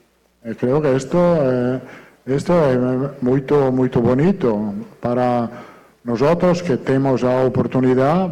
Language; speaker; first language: Portuguese; non-native, fluent; Italian